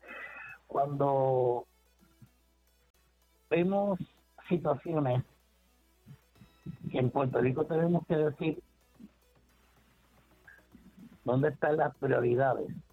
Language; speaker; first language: Spanish; native; Spanish